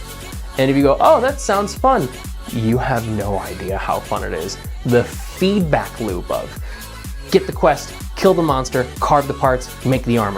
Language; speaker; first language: English; native; English